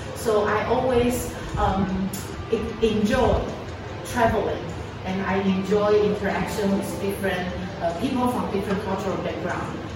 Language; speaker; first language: English; non-native, fluent; Chinese